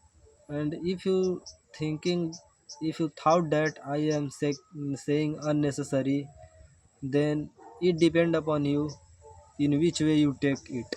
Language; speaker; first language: English; non-native, learner; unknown